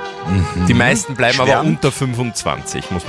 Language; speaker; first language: German; native; German